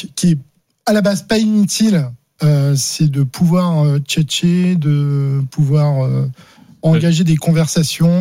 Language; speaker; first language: French; native; French